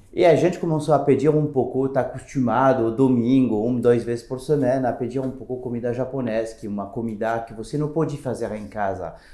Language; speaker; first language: Portuguese; non-native, fluent; French